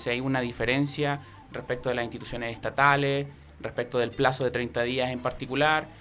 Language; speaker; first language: Spanish; native; Spanish